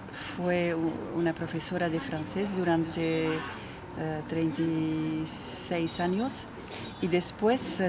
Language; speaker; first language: Spanish; non-native, fluent; Dutch